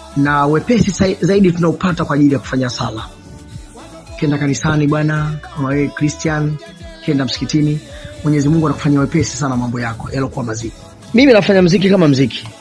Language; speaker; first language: Swahili; native; Swahili